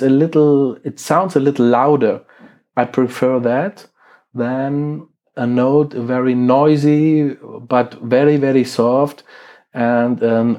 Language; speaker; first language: English; non-native, fluent; German